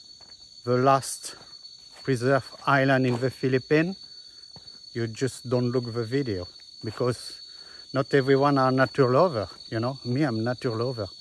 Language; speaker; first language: English; non-native, learner; French